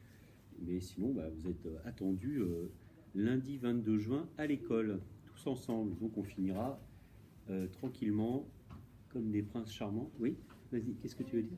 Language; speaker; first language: French; native; French